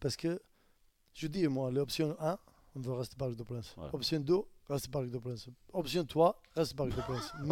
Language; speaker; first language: French; non-native, learner; Arabic